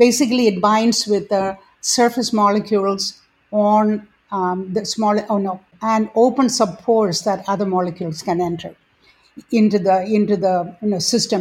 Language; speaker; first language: English; non-native, local second language; Malayalam